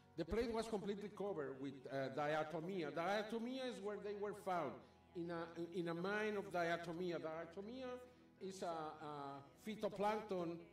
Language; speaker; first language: English; non-native, fluent; Spanish